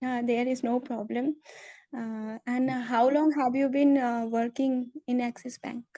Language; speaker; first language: English; non-native, learner; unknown